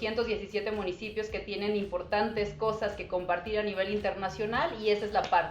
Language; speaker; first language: Spanish; native; Spanish